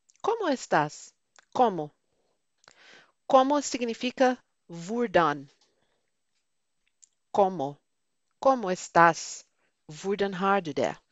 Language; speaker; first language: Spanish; non-native, fluent; Portuguese